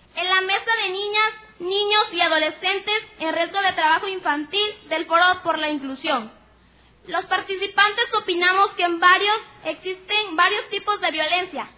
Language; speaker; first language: Spanish; non-native, local second language; Nahuatl languages